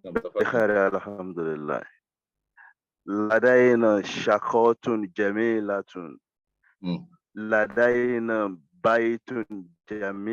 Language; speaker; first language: Arabic; non-native, learner; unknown